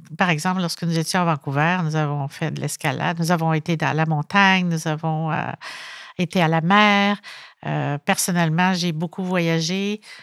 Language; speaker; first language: French; native; French